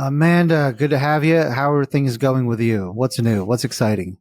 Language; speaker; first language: English; native; English